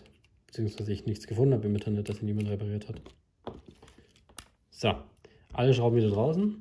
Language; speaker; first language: German; native; German